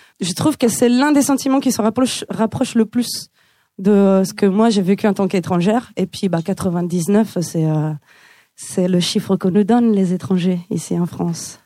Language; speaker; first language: French; non-native, fluent; Italian